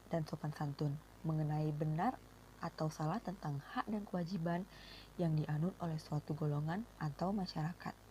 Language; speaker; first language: Indonesian; native; Indonesian